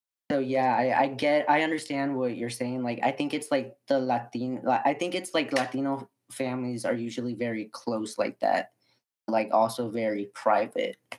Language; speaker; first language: English; early bilingual, other home language; Spanish